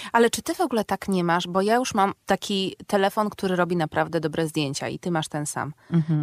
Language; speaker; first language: Polish; native; Polish